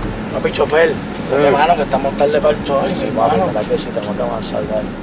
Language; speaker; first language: Spanish; native; Spanish